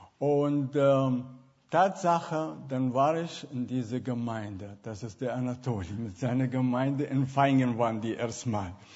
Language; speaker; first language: German; non-native, fluent; Arabic